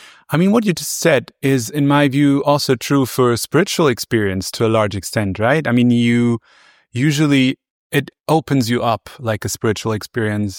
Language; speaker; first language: English; non-native, fluent; German